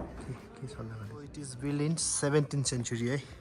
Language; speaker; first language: Nepali; non-native, local second language; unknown